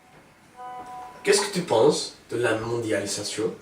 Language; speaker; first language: French; non-native, learner; Dutch